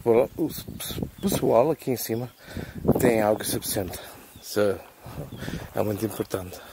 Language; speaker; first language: Portuguese; non-native, learner; German